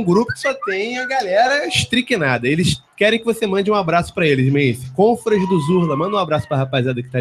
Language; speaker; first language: Portuguese; native; Portuguese